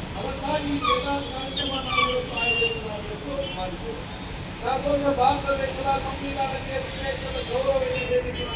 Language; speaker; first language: Kannada; non-native, local second language; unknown